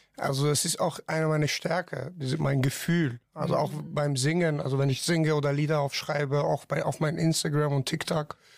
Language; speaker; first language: German; non-native, fluent; Persian